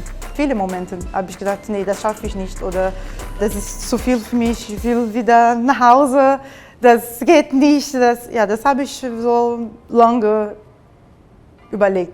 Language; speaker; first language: German; non-native, fluent; Portuguese